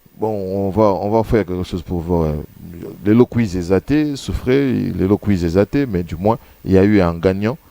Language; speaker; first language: French; non-native, local second language; Lingala